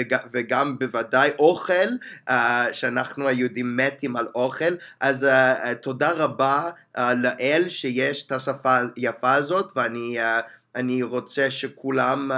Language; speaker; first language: Hebrew; non-native, fluent; English